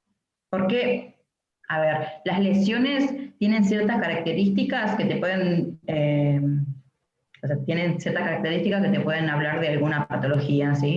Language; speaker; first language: Spanish; native; Spanish